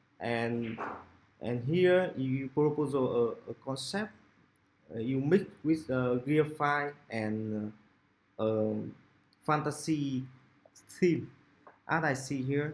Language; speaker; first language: English; non-native, local second language; Vietnamese